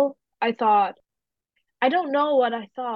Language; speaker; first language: English; non-native, fluent; Danish